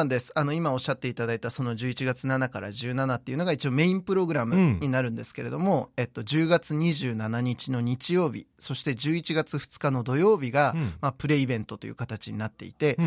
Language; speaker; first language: Japanese; native; Japanese